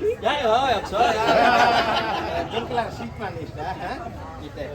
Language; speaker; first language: German; non-native, learner; Telugu